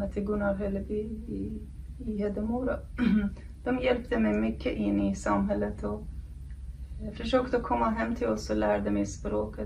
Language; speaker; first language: Swedish; non-native, fluent; Kurdish